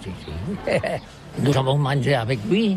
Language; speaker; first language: French; non-native, learner; Catalan